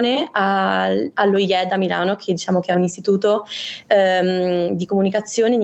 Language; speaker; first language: Italian; native; Italian